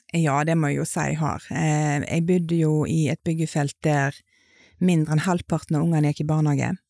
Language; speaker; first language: Norwegian; native; Norwegian